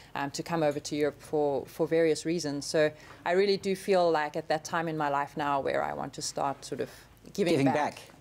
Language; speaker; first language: English; native; English